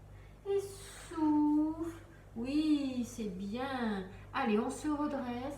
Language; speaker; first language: French; native; French